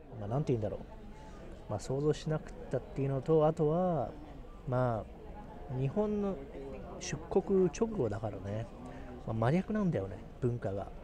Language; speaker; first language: Japanese; native; Japanese